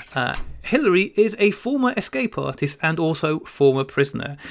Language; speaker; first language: English; native; English